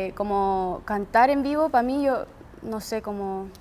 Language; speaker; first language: Spanish; early bilingual, heritage; Spanish